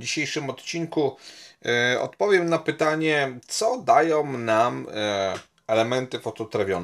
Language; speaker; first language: Polish; native; Polish